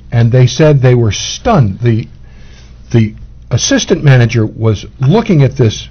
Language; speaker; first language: English; native; English